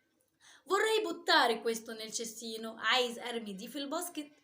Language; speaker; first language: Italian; non-native, fluent; Arabic